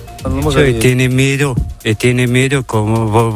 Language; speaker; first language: Spanish; non-native, learner; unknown